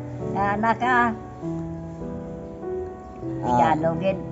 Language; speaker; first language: Filipino; non-native, local second language; Hiligaynon